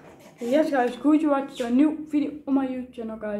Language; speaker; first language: English; non-native, learner; Dutch